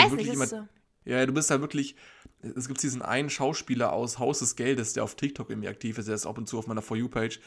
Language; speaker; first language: German; native; German